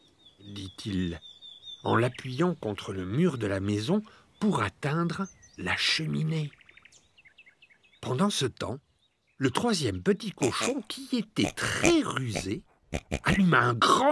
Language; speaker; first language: French; native; French